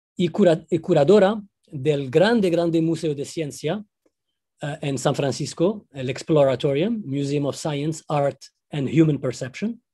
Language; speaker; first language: Spanish; non-native, fluent; Arabic